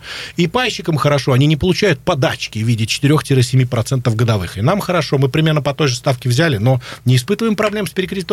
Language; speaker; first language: Russian; native; Russian